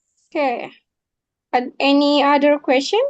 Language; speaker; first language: English; non-native, fluent; Indonesian